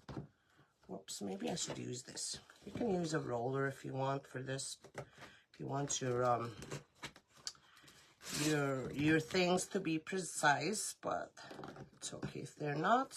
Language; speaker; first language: English; native; English